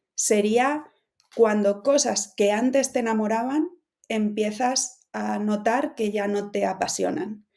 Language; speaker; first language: Spanish; native; Spanish